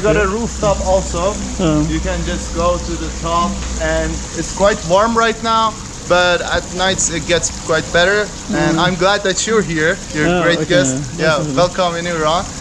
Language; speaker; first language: English; non-native, fluent; Persian